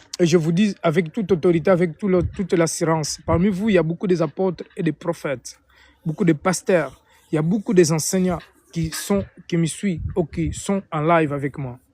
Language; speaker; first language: French; non-native, fluent; Portuguese